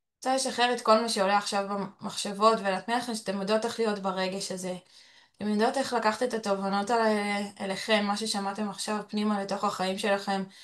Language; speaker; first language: Hebrew; early bilingual, other home language; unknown